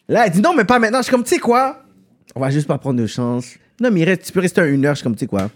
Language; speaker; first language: French; native; French